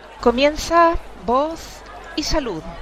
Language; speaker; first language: Spanish; native; Spanish